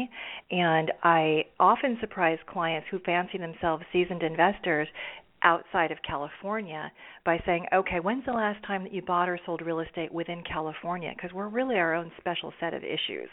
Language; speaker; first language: English; native; English